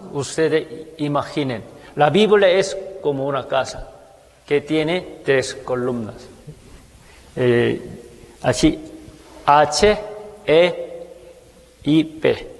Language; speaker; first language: Spanish; non-native, fluent; Korean